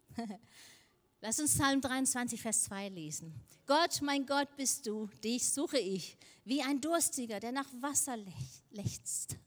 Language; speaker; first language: German; non-native, fluent; Danish